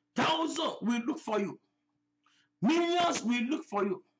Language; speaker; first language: English; non-native, local second language; Yoruba